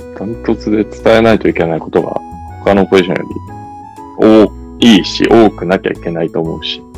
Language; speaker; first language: Japanese; native; Japanese